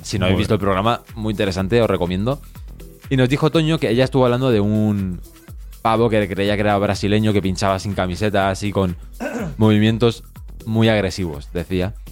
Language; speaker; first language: Spanish; native; Spanish